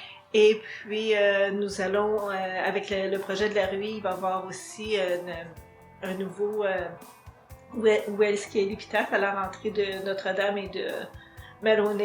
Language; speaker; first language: French; native; French